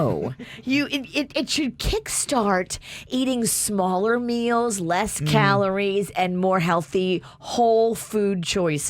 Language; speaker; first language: English; native; English